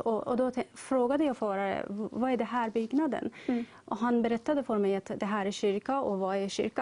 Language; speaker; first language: Swedish; non-native, learner; Persian